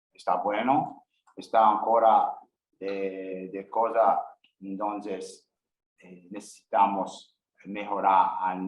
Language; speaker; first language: Spanish; non-native, learner; English